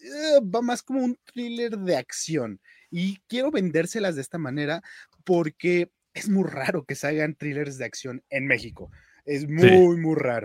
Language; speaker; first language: Spanish; native; Spanish